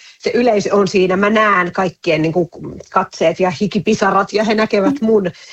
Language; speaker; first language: Finnish; native; Finnish